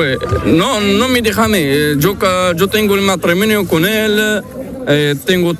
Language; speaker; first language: Spanish; non-native, learner; Arabic